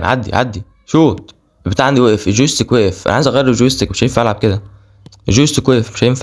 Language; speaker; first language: Arabic; native; Arabic